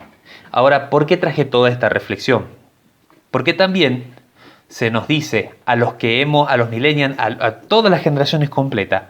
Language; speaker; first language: Spanish; native; Spanish